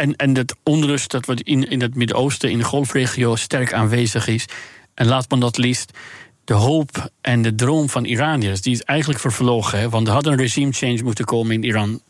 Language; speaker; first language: Dutch; non-native, fluent; Persian